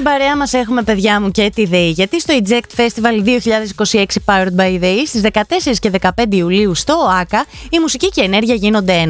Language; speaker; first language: Greek; native; Greek